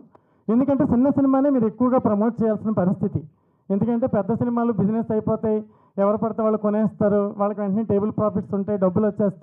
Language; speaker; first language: Telugu; native; Telugu